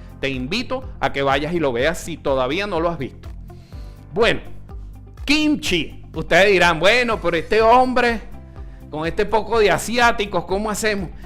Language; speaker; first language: Spanish; early bilingual, other home language; Italian